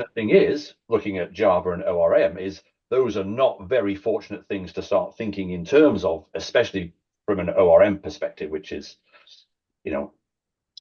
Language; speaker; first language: English; native; English